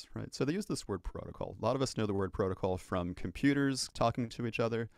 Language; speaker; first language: English; native; English